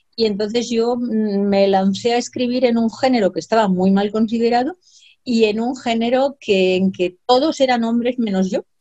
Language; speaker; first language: Spanish; native; Spanish